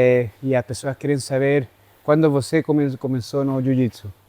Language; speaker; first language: Portuguese; non-native, fluent; Spanish